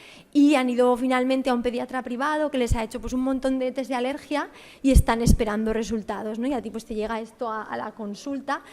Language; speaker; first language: Spanish; native; Spanish